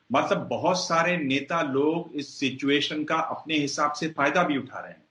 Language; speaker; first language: Hindi; native; Hindi